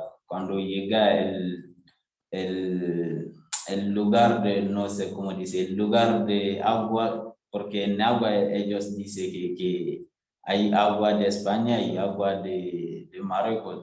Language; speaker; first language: Spanish; non-native, learner; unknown